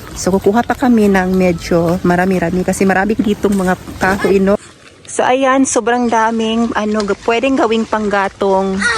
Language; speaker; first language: Filipino; non-native, local second language; Cebuano